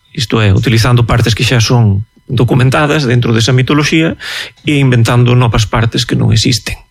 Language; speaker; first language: Galician; non-native, local second language; Spanish